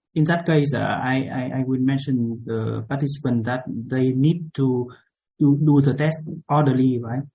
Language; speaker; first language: English; non-native, learner; Vietnamese